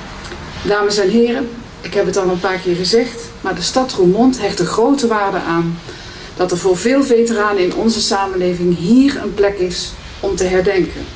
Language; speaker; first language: Dutch; native; Dutch